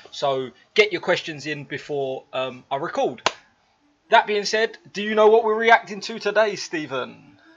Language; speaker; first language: English; early bilingual, other home language; Italian